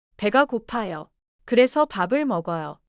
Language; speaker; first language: Korean; non-native, learner; English